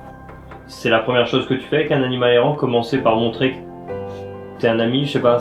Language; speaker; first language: French; native; French